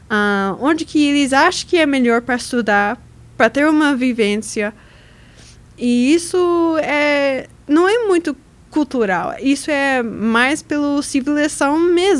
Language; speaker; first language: Portuguese; non-native, learner; English